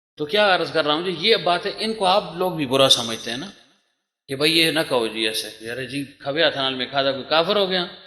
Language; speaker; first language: Urdu; non-native, local second language; Pashto